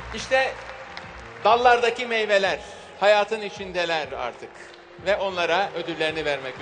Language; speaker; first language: Turkish; native; Turkish